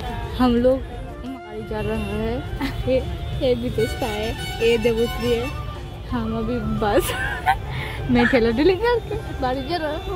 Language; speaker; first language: Hindi; non-native, local second language; Bangla